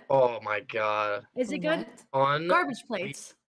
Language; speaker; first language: English; native; English